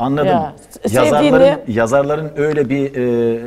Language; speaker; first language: Turkish; native; Turkish